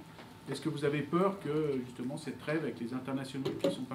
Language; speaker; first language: French; native; French